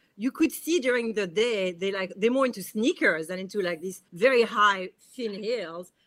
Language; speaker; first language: English; non-native, fluent; French